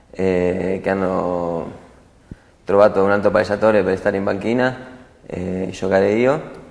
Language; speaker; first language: Italian; non-native, learner; Spanish